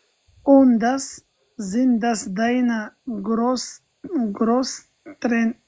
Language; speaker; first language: German; non-native, learner; Pashto